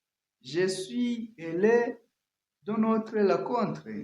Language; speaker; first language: French; non-native, learner; Kinyarwanda